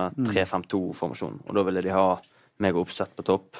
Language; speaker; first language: Norwegian; native; Norwegian